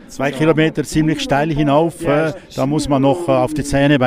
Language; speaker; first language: German; native; German